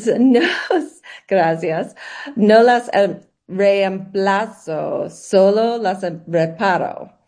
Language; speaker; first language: Spanish; non-native, learner; English